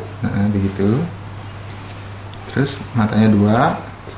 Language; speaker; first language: Indonesian; native; Indonesian